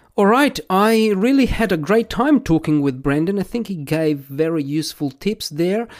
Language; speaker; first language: English; non-native, fluent; Italian